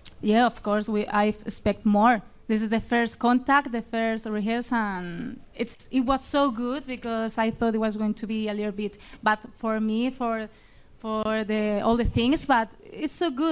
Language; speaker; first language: English; non-native, fluent; Spanish